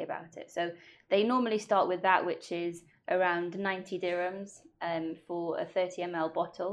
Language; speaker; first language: English; non-native, local second language; Welsh